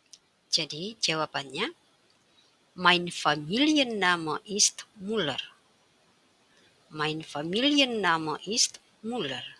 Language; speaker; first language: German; non-native, fluent; Indonesian